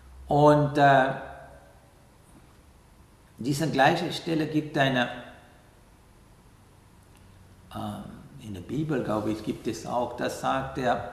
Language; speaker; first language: German; non-native, fluent; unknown